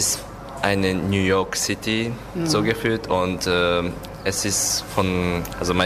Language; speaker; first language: German; non-native, learner; Japanese